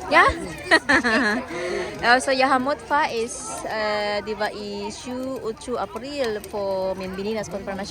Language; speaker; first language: Danish; non-native, learner; Filipino